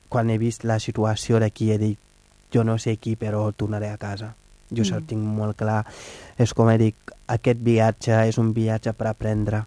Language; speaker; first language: Catalan; non-native, fluent; Wolof